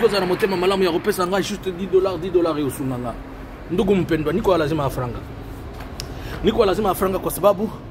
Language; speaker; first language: French; non-native, local second language; Swahili